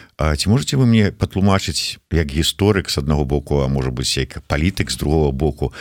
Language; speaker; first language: Belarusian; native; Belarusian